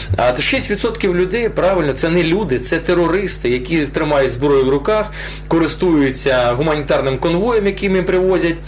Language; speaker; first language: Ukrainian; non-native, local second language; Russian